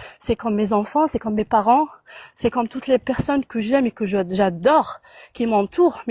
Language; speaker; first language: French; non-native, local second language; Arabic